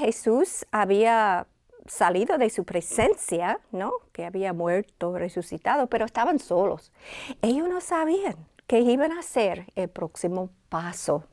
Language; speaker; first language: Spanish; non-native, fluent; English